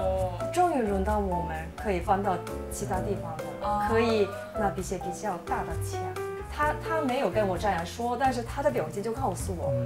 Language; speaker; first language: Chinese; non-native, fluent; Japanese